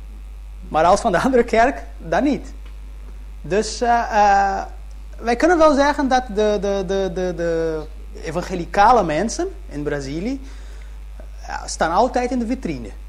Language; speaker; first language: Dutch; early bilingual, heritage; Dutch